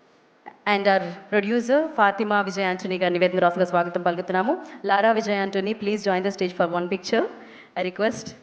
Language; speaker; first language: Telugu; native; Telugu